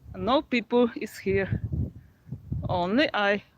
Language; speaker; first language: English; non-native, learner; Polish